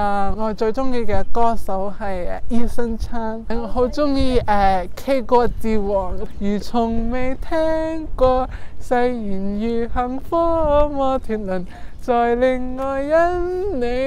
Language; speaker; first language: Cantonese; non-native, fluent; English